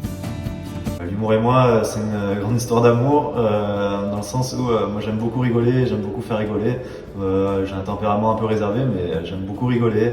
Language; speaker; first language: French; native; French